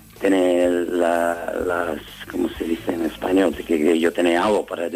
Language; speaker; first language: Spanish; non-native, learner; English